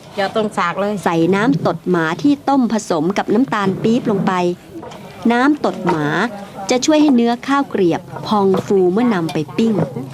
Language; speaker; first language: Thai; native; Thai